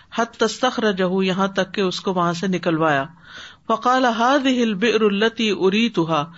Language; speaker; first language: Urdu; native; Urdu